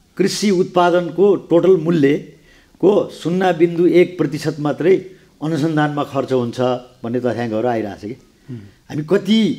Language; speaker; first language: Nepali; native; Nepali